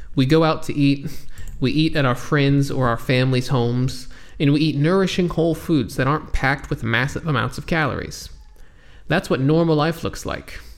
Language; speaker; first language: English; native; English